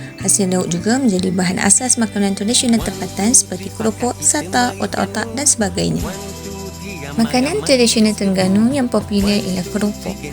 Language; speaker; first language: Malay; native; Malay